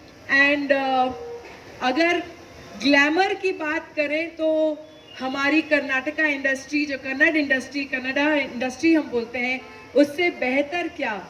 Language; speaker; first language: Hindi; native; Hindi